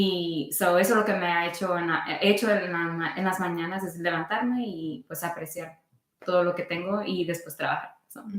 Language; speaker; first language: Spanish; early bilingual, heritage; Spanish